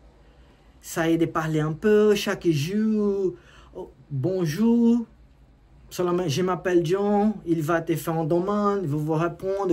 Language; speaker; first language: French; non-native, learner; Portuguese